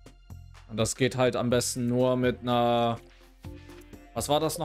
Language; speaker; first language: German; native; German